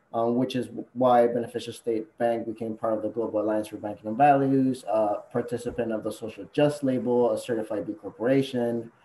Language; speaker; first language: English; non-native, fluent; Spanish